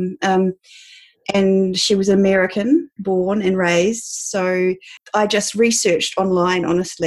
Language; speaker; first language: English; native; English